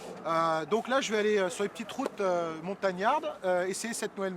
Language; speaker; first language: French; native; French